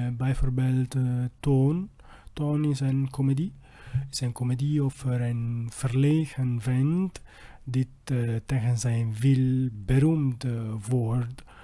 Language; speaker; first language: Dutch; non-native, learner; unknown